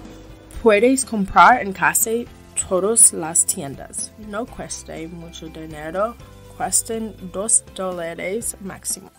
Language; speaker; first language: Spanish; non-native, learner; English